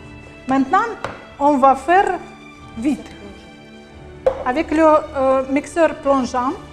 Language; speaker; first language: French; non-native, learner; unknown